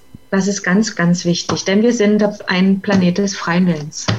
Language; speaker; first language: German; native; German